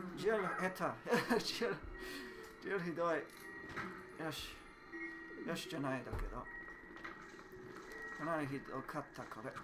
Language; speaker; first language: Japanese; non-native, learner; English